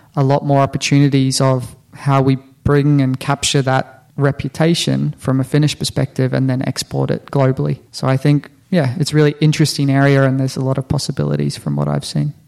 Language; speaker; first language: English; native; English